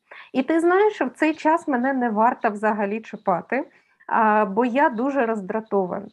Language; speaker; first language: Ukrainian; native; Ukrainian